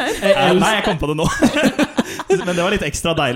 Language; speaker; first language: Norwegian; native; Norwegian